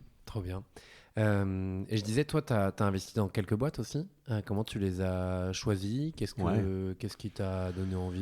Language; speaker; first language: French; native; French